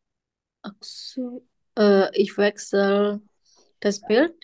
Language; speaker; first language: German; non-native, learner; Indonesian